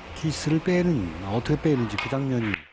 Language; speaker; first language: Korean; native; Korean